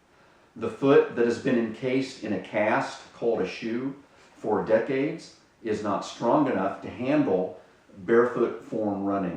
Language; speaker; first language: English; native; English